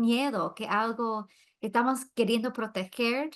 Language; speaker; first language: Spanish; non-native, fluent; English